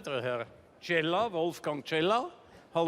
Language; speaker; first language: German; native; German